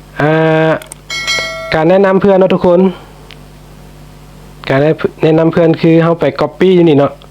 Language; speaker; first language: Thai; non-native, local second language; Lao